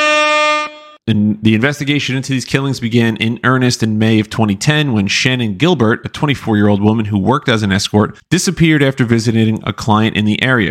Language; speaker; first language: English; native; English